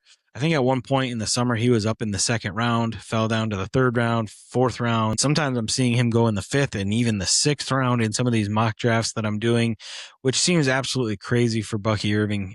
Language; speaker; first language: English; native; English